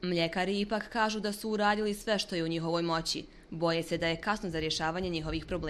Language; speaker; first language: Bosnian; native; Bosnian